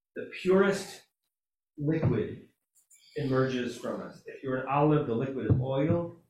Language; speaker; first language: English; native; English